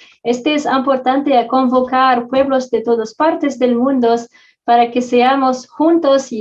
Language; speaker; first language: Spanish; non-native, fluent; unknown